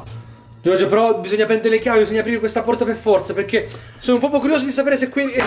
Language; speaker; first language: Italian; native; Italian